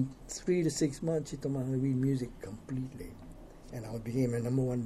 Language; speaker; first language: English; native; English